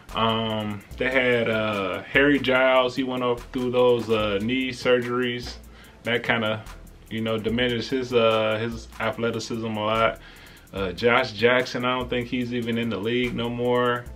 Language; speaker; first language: English; native; English